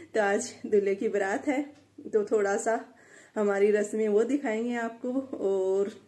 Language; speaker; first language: Hindi; native; Hindi